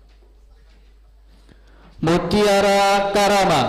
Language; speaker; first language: Indonesian; native; Indonesian